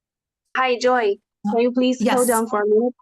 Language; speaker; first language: English; non-native, fluent; Chinese